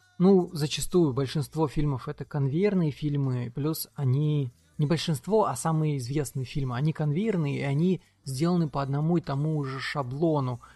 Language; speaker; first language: Russian; native; Russian